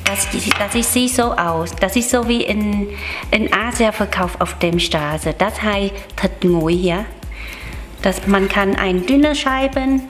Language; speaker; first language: German; non-native, learner; Vietnamese